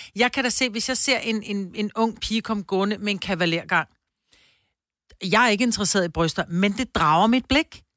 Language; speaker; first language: Danish; native; Danish